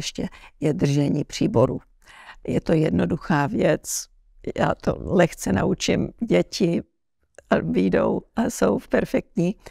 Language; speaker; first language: Czech; early bilingual, heritage; Czech